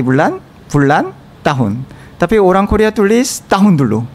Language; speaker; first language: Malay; non-native, learner; Korean